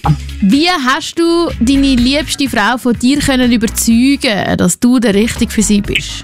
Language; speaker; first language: German; native; German